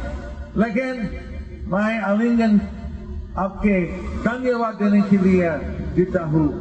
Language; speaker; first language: Hindi; non-native, learner; English